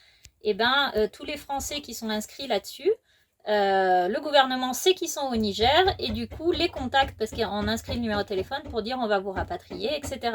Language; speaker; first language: French; native; French